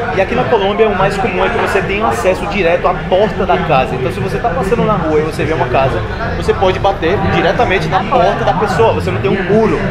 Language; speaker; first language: Portuguese; native; Portuguese